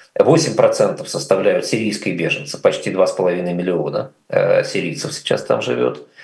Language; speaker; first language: Russian; native; Russian